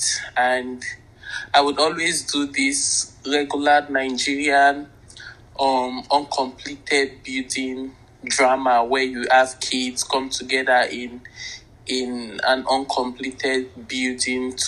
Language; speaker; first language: English; non-native, local second language; Igbo